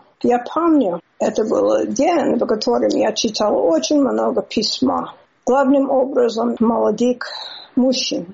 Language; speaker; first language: Russian; non-native, fluent; English